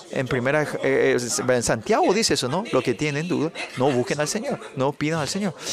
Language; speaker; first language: Spanish; non-native, fluent; Korean